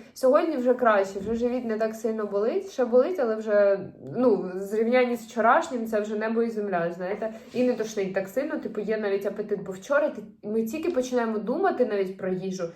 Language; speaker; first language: Ukrainian; native; Ukrainian